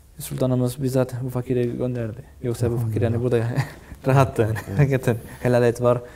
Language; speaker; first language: Turkish; non-native, fluent; Spanish